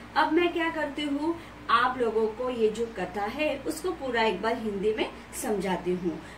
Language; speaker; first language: Hindi; non-native, local second language; Marathi